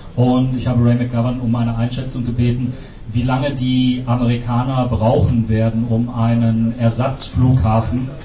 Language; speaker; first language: German; native; German